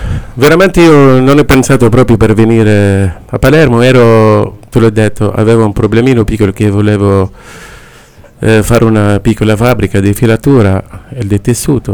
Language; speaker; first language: Italian; non-native, learner; Arabic